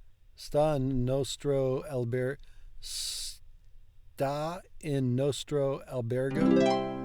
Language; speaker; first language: Italian; non-native, learner; English